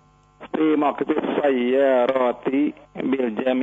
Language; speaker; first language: Arabic; non-native, learner; Indonesian